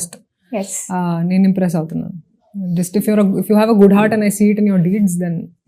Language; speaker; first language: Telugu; non-native, fluent; Hindi